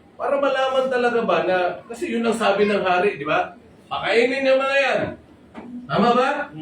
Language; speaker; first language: Filipino; non-native, local second language; Cebuano